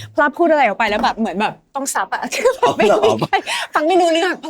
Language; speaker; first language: Thai; early bilingual, heritage; English